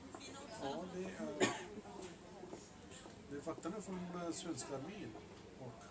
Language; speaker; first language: Swedish; non-native, learner; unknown